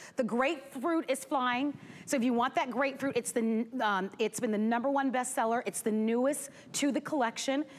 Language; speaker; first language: English; native; English